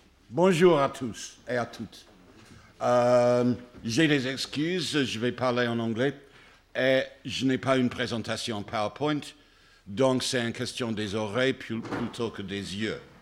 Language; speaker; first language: French; non-native, fluent; English